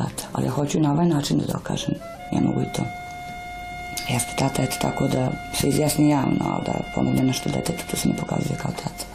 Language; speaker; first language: Bosnian; native; Bosnian